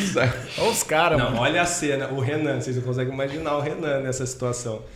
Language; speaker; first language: Portuguese; native; Portuguese